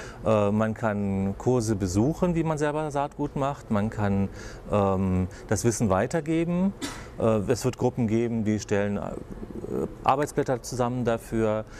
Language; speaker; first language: German; native; German